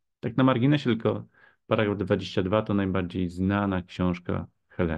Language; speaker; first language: Polish; native; Polish